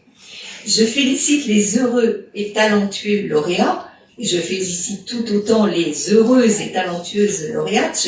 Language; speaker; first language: French; native; French